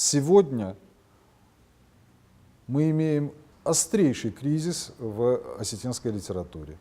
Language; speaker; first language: Russian; non-native, local second language; Ossetic